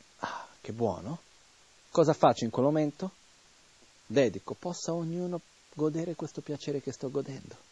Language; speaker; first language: Italian; non-native, fluent; Portuguese